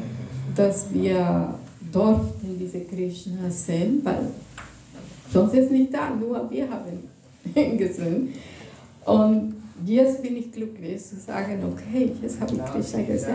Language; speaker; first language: German; non-native, fluent; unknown